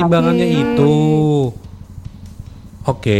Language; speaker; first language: Indonesian; native; Indonesian